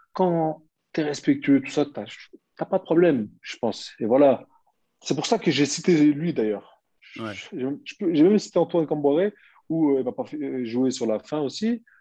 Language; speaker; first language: French; early bilingual, other home language; Turkish